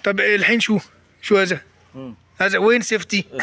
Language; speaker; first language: Arabic; native; Arabic